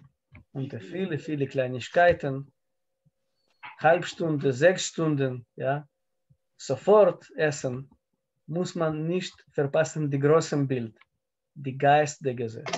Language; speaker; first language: German; non-native, learner; Russian